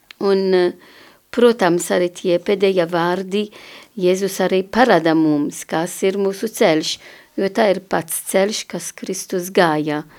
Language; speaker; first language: Latvian; non-native, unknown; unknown